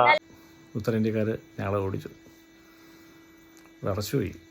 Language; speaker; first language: Malayalam; native; Malayalam